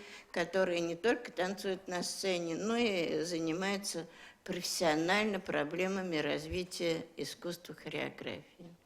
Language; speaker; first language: Russian; native; Russian